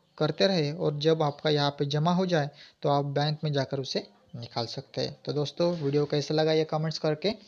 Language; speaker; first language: Hindi; non-native, local second language; Marathi